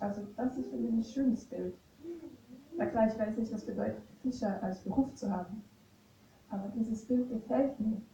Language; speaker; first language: German; non-native, fluent; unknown